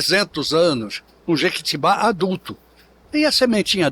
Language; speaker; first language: Portuguese; native; Portuguese